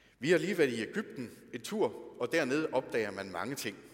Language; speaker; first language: Danish; native; Danish